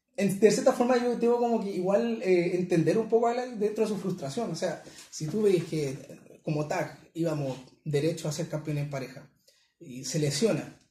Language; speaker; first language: Spanish; native; Spanish